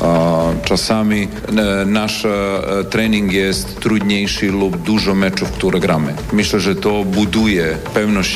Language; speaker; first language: Polish; non-native, learner; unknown